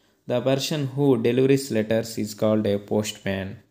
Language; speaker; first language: English; non-native, local second language; Telugu